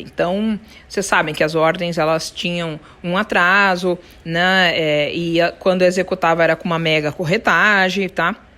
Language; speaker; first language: Portuguese; native; Portuguese